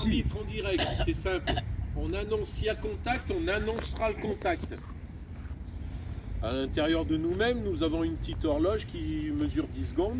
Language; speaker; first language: French; native; French